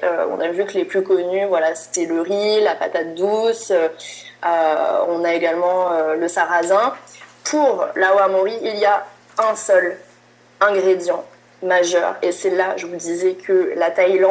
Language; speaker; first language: French; native; French